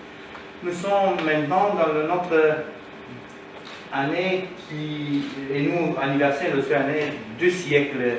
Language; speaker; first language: French; non-native, learner; Romanian